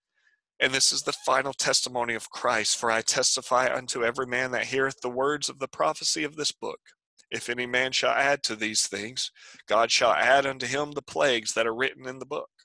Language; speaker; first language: English; native; English